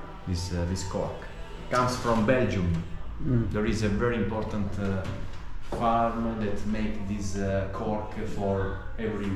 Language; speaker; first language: English; non-native, learner; Italian